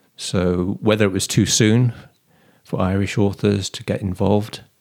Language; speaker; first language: English; native; English